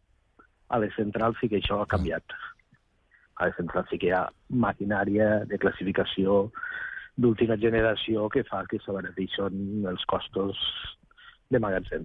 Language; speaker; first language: Catalan; native; Catalan